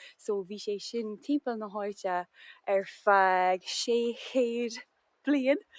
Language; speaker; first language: Irish; native; Irish